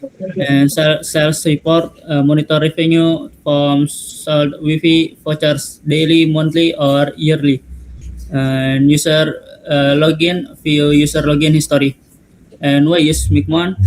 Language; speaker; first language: English; non-native, learner; Indonesian